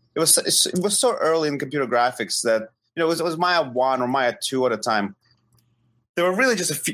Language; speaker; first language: English; non-native, fluent; Ukrainian